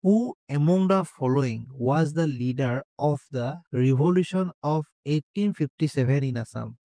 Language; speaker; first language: English; non-native, local second language; Assamese